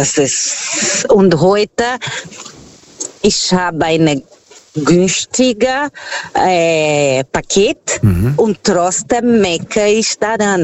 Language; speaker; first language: German; non-native, fluent; Portuguese